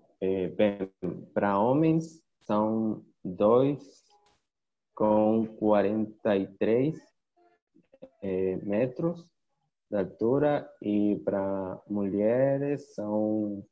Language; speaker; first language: Portuguese; non-native, learner; Spanish